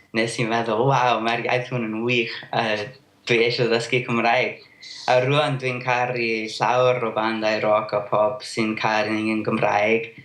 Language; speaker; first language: Welsh; non-native, learner; English